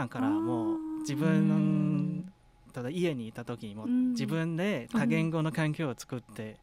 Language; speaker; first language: Japanese; non-native, fluent; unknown